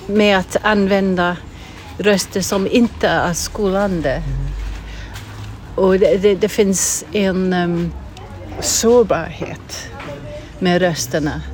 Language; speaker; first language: Swedish; non-native, fluent; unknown